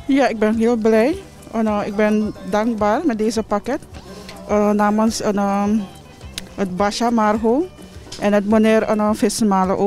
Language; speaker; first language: Dutch; non-native, local second language; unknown